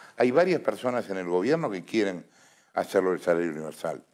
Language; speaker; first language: Spanish; native; Spanish